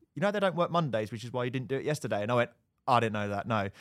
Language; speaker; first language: English; native; English